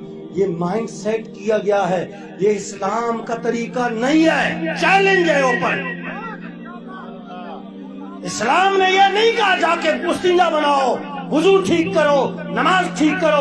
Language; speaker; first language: Urdu; native; Urdu